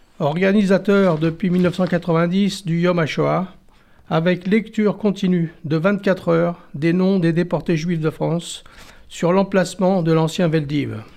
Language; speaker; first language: French; native; French